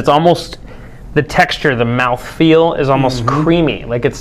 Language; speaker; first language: English; non-native, fluent; Spanish